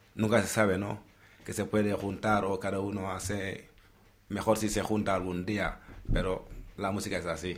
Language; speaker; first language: Spanish; non-native, fluent; Wolof